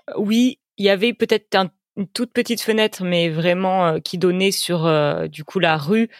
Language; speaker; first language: French; native; French